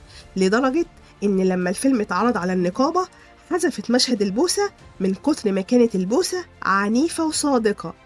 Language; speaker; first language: Arabic; native; Arabic